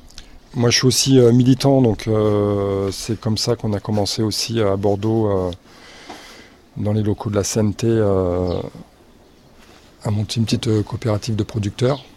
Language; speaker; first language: French; native; French